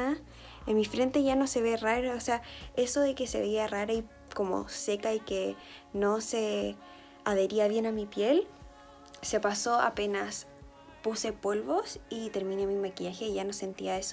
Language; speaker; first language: Spanish; native; Spanish